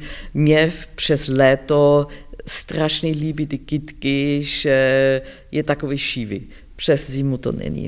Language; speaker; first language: Czech; non-native, learner; German